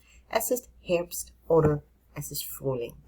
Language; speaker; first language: German; non-native, fluent; English